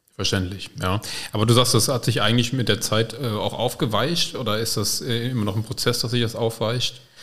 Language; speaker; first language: German; native; German